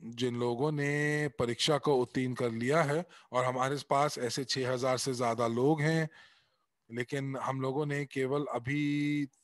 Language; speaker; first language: Hindi; native; Hindi